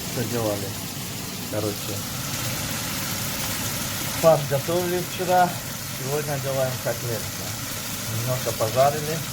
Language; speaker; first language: Russian; non-native, fluent; Tajik